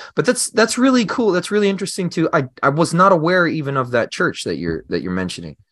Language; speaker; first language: English; native; English